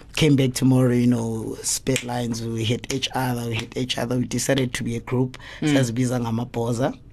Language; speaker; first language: English; non-native, local second language; Zulu